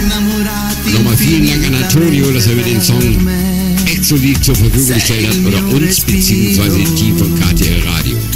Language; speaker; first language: German; native; German